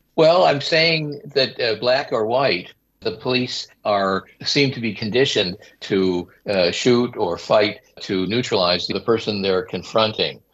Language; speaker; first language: English; native; English